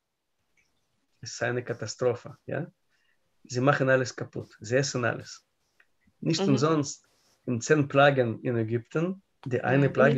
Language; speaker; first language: German; non-native, learner; Russian